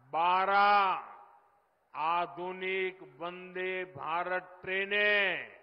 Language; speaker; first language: Hindi; non-native, local second language; Gujarati